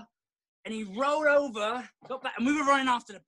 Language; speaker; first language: English; native; English